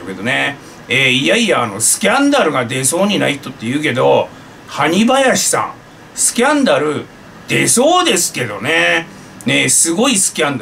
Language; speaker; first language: Japanese; native; Japanese